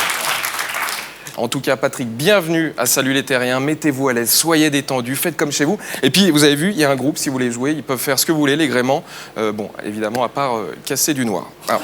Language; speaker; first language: French; native; French